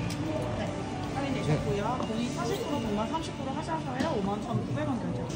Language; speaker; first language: Korean; native; Korean